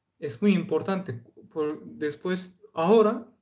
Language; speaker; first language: Spanish; non-native, learner; Turkish